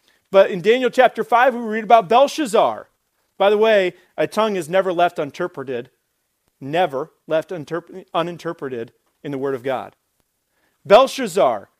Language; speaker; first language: English; native; English